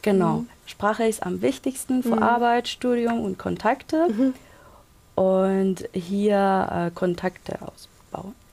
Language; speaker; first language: German; non-native, local second language; Persian